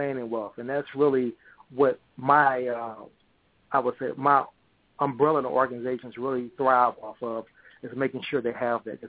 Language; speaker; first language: English; native; English